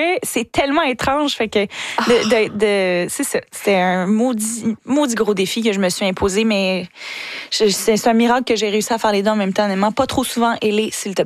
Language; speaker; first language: French; native; French